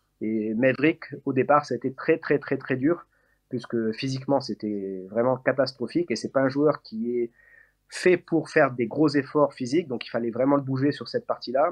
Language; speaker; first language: French; native; French